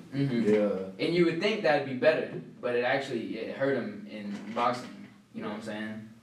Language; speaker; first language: English; early bilingual, other home language; Filipino